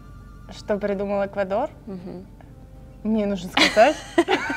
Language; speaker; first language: Russian; native; Russian